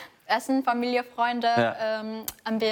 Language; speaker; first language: German; non-native, fluent; Indonesian